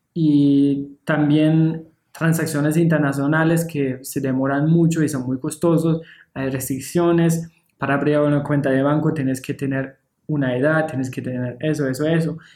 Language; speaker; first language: Spanish; non-native, fluent; English